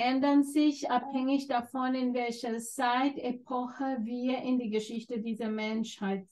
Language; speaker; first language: German; non-native, fluent; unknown